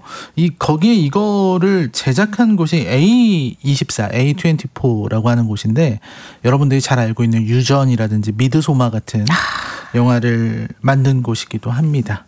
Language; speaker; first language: Korean; native; Korean